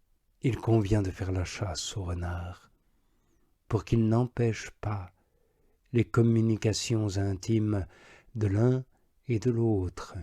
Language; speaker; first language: French; native; French